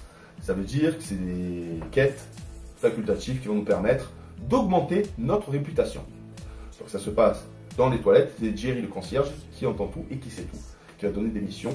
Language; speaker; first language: French; native; French